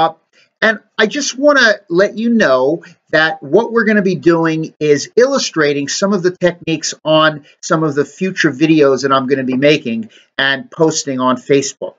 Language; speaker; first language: English; native; English